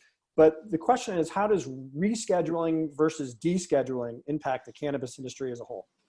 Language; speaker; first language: English; native; English